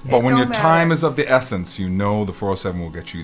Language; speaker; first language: English; native; English